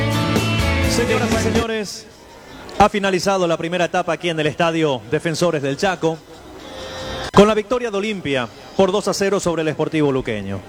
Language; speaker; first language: Spanish; native; Spanish